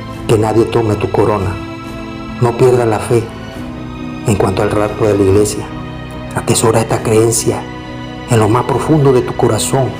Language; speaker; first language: Spanish; native; Spanish